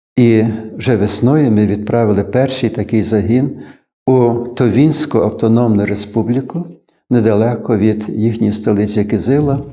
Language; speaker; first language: Ukrainian; native; Ukrainian